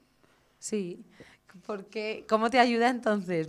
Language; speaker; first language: Spanish; native; Spanish